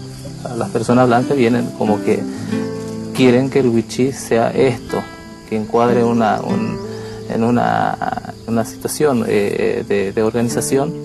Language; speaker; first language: Spanish; non-native, local second language; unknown